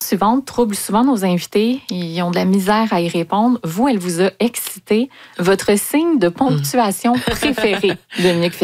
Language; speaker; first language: French; native; French